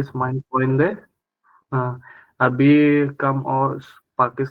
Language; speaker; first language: German; non-native, learner; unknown